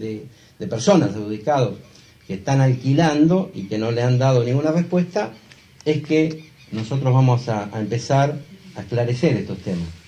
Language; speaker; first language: Spanish; native; Spanish